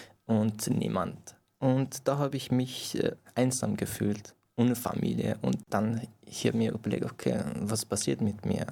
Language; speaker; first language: German; non-native, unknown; Persian